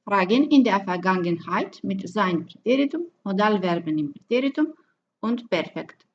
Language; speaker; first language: German; non-native, fluent; Macedonian